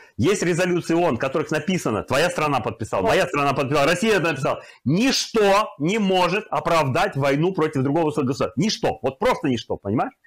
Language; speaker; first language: Russian; native; Russian